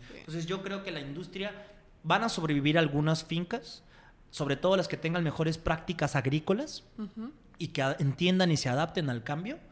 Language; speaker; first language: Spanish; native; Spanish